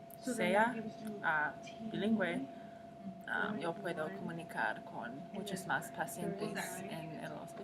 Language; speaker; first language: Spanish; non-native, learner; English